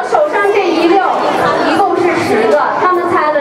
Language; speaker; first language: Chinese; native; Chinese